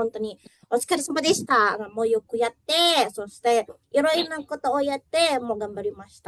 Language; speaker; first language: Japanese; non-native, fluent; Indonesian